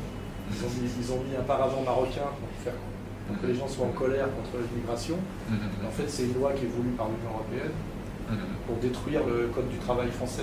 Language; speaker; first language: French; native; French